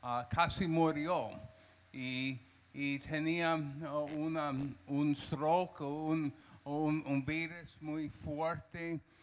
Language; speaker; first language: Spanish; non-native, learner; English